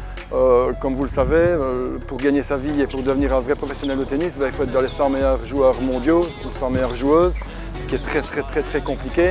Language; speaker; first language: French; native; French